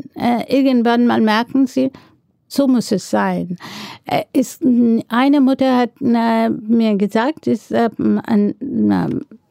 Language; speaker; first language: German; non-native, fluent; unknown